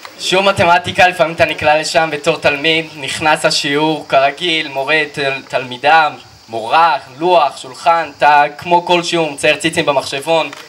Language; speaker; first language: Hebrew; native; Hebrew